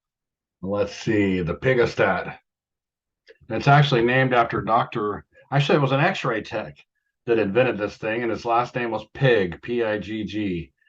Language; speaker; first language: English; native; English